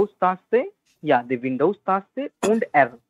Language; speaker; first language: German; non-native, learner; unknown